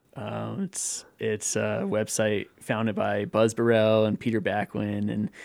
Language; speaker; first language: English; native; English